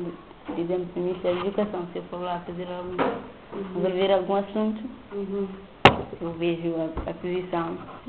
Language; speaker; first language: Portuguese; non-native, local second language; Kabuverdianu